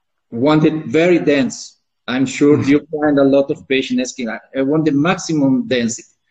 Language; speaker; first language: English; non-native, fluent; Italian